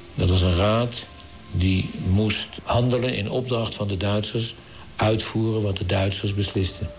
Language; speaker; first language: Dutch; native; Dutch